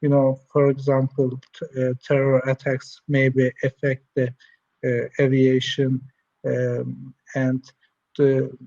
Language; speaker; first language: English; non-native, learner; Turkish